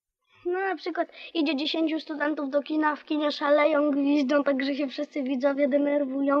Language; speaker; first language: Polish; native; Polish